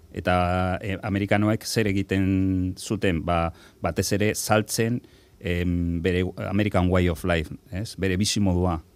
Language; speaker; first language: Basque; non-native, local second language; Spanish